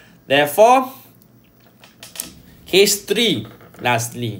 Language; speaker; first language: English; non-native, local second language; Malay